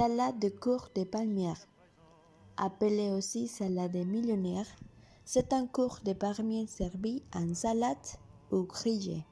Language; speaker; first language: French; non-native, learner; Spanish